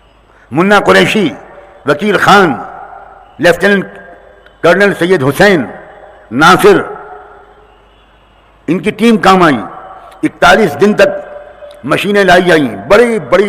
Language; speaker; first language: Urdu; native; Urdu